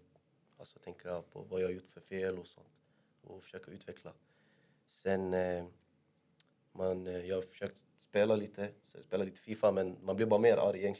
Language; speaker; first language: Swedish; early bilingual, other home language; Arabic